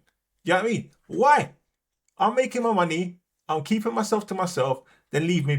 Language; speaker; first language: English; native; English